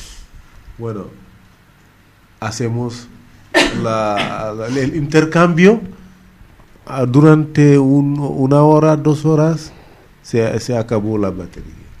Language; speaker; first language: Spanish; non-native, fluent; Wolof